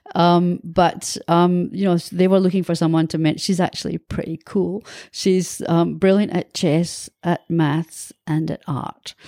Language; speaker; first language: English; native; English